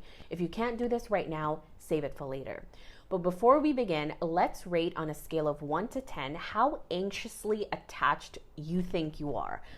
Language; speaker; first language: English; native; English